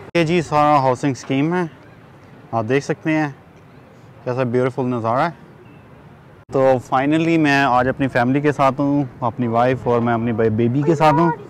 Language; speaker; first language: Urdu; non-native, local second language; Punjabi